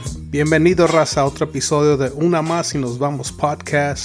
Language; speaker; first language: Spanish; early bilingual, other home language; English